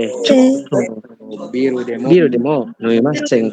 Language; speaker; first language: Japanese; non-native, learner; Indonesian